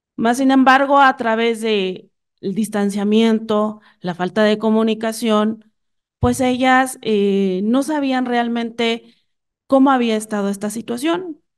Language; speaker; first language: Spanish; non-native, local second language; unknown